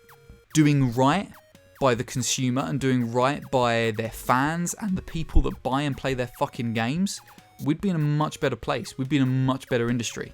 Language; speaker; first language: English; native; English